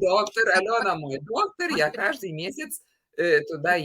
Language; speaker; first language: Russian; non-native, fluent; Lithuanian